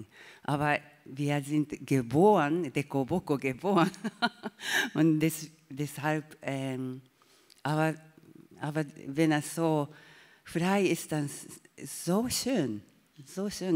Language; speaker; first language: German; non-native, learner; Japanese